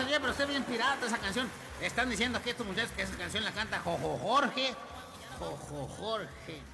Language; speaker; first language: Spanish; native; Spanish